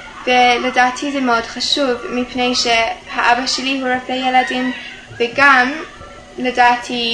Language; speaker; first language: Hebrew; non-native, fluent; English